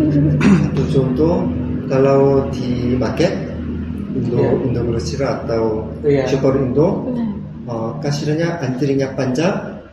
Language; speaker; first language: Indonesian; non-native, learner; Korean